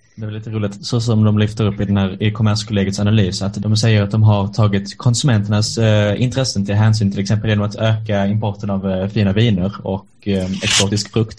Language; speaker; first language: Swedish; native; Swedish